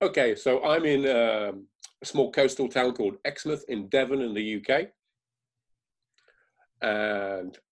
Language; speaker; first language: English; native; English